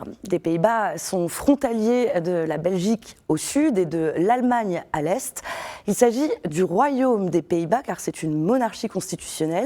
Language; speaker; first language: French; native; French